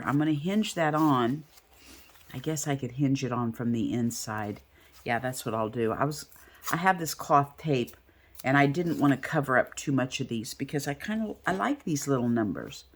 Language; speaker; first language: English; native; English